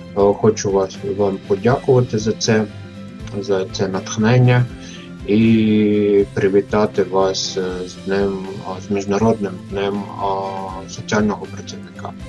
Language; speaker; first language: Ukrainian; non-native, fluent; Latvian